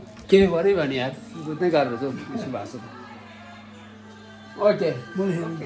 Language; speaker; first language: Korean; non-native, learner; Nepali